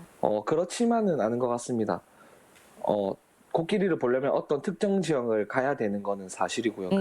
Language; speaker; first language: Korean; native; Korean